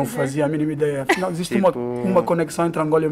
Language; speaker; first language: Portuguese; native; Portuguese